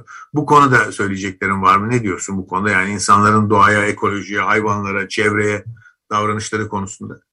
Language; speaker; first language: Turkish; native; Turkish